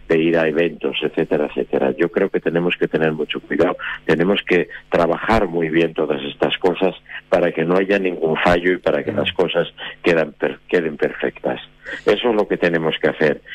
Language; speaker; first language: Spanish; native; Spanish